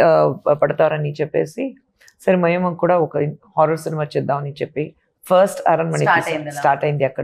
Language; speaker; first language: Telugu; non-native, learner; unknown